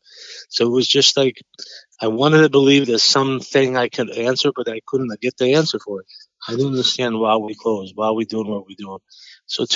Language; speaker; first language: English; non-native, fluent; Albanian